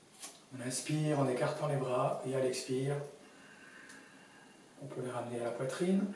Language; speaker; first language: French; native; French